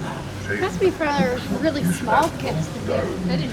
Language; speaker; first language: English; native; English